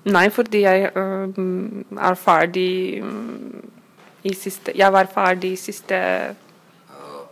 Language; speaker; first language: Norwegian; non-native, learner; Bosnian